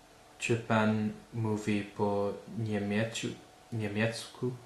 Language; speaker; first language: Polish; non-native, learner; English